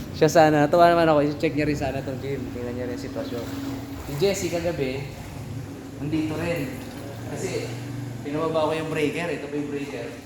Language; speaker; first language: Filipino; native; Filipino